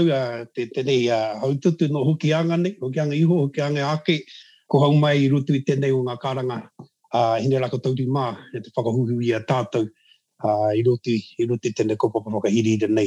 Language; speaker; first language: English; native; English